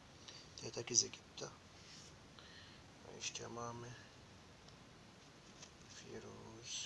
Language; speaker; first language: Czech; non-native, learner; Arabic